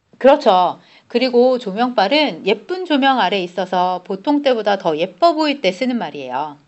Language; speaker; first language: Korean; native; Korean